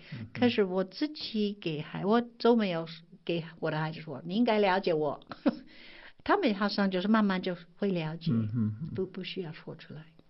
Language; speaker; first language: Chinese; non-native, fluent; English